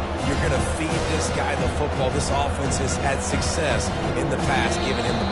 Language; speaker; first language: English; native; English